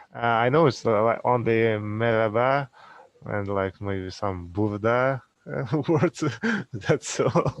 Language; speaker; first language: English; non-native, learner; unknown